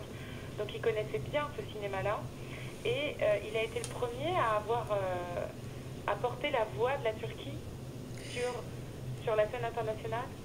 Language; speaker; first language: French; native; French